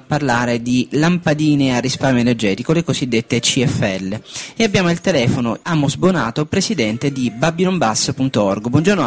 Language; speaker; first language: Italian; native; Italian